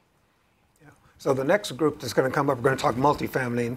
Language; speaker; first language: English; native; English